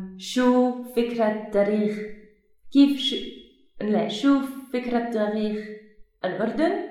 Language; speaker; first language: Arabic; non-native, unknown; Dutch